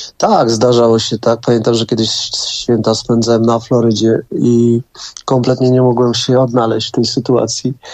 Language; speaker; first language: Polish; native; Polish